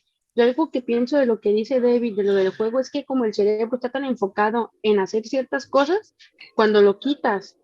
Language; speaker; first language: Spanish; native; Spanish